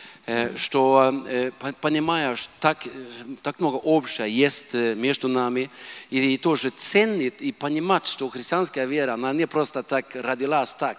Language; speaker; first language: Russian; non-native, fluent; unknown